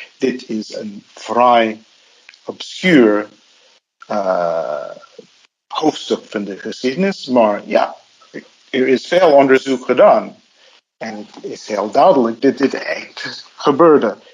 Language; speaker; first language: Dutch; non-native, fluent; English